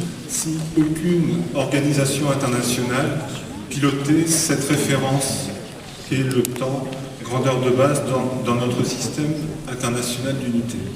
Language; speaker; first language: French; native; French